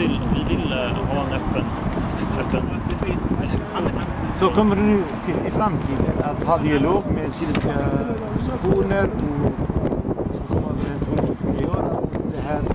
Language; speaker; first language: Swedish; non-native, fluent; Arabic